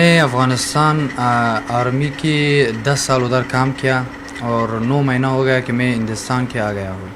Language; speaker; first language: Hindi; non-native, learner; Persian